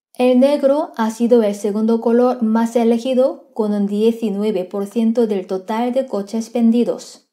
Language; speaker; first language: Spanish; non-native, fluent; Korean